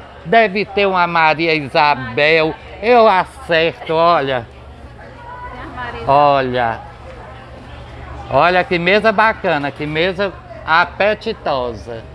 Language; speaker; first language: Portuguese; native; Portuguese